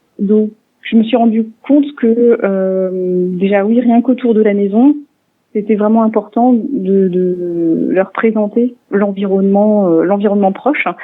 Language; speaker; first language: French; non-native, local second language; Swiss German